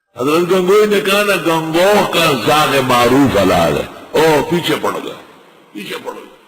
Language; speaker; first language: Urdu; non-native, local second language; Pashto